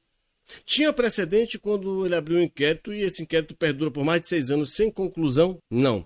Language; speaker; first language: Portuguese; native; Portuguese